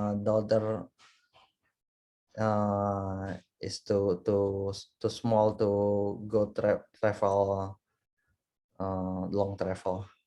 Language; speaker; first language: English; non-native, learner; Indonesian